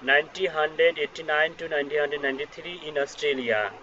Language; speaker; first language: English; non-native, local second language; Bangla